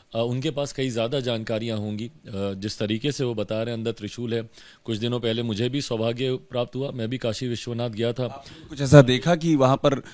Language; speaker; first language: Hindi; native; Hindi